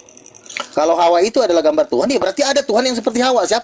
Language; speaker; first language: Malay; native; Malay